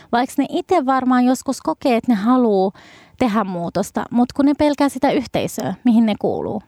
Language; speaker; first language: Finnish; early bilingual, other home language; Arabic